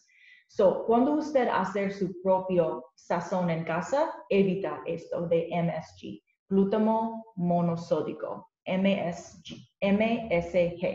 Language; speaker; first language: Spanish; non-native, learner; English